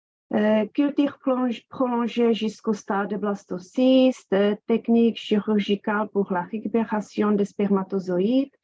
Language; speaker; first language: French; non-native, fluent; Czech